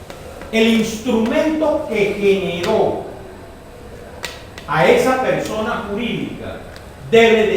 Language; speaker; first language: Spanish; native; Spanish